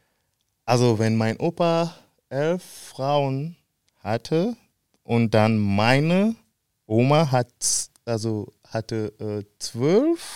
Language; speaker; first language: German; non-native, fluent; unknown